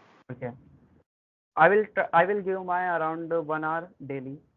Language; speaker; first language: English; non-native, learner; Hindi